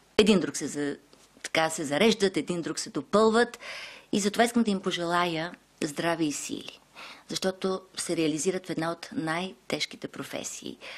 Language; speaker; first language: Bulgarian; native; Bulgarian